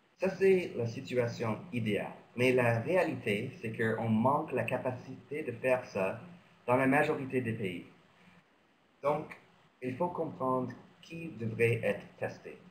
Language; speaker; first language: French; non-native, local second language; English